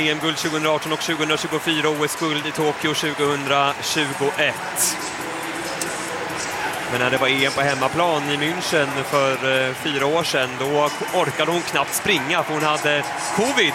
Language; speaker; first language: Swedish; native; Swedish